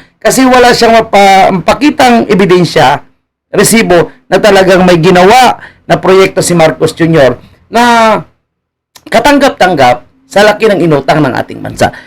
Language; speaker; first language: Filipino; native; Filipino